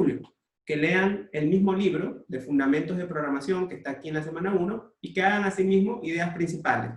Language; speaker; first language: Spanish; native; Spanish